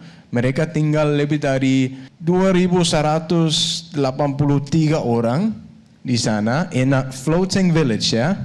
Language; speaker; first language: Indonesian; non-native, fluent; Danish